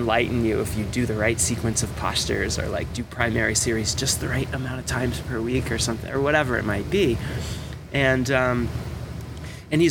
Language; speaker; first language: English; native; English